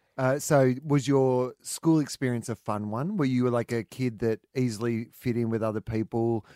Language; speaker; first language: English; native; English